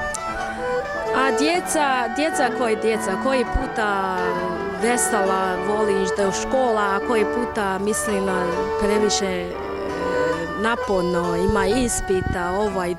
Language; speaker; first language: Bosnian; non-native, learner; Chinese